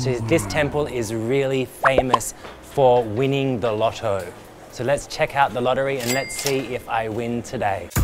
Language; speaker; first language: English; native; English